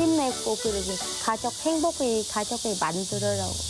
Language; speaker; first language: Korean; non-native, learner; Vietnamese